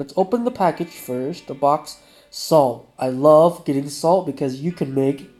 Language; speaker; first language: English; native; English